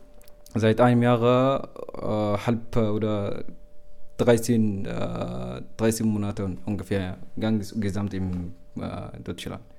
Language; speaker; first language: German; non-native, learner; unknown